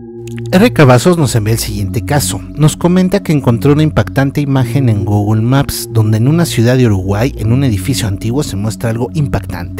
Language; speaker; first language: Spanish; native; Spanish